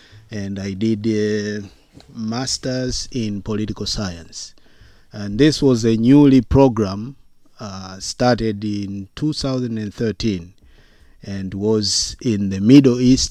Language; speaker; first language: English; non-native, local second language; Swahili